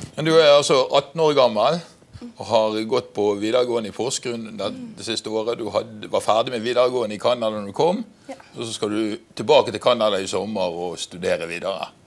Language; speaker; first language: Norwegian; native; Norwegian